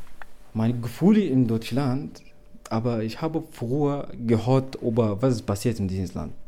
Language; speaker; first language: German; non-native, learner; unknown